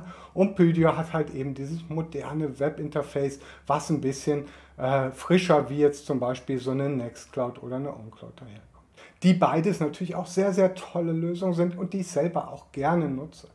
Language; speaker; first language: German; native; German